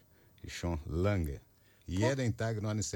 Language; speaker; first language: German; non-native, learner; Portuguese